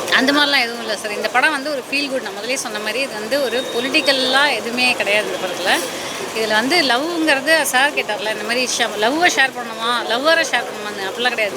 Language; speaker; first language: Tamil; native; Tamil